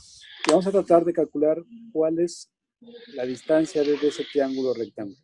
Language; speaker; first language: Spanish; native; Spanish